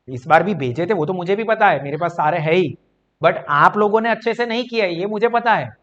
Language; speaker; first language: Hindi; non-native, local second language; Gujarati